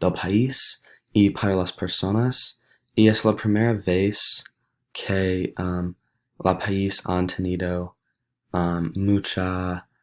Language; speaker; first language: Spanish; non-native, learner; English